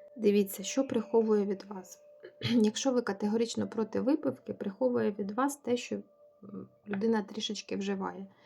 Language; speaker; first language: Ukrainian; non-native, local second language; Russian